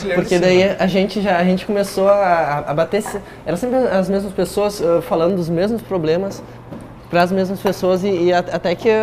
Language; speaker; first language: Portuguese; native; Portuguese